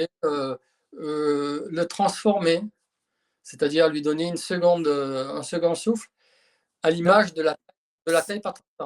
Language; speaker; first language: French; native; French